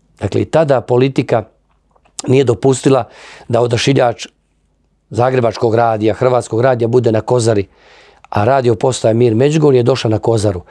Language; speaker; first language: Croatian; native; Croatian